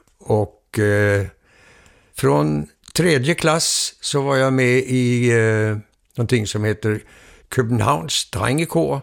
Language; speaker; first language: Swedish; early bilingual, heritage; Swedish